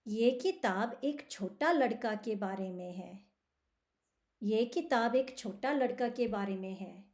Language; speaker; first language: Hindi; early bilingual, heritage; Hindi